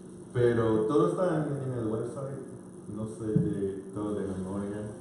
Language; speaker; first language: Spanish; non-native, fluent; English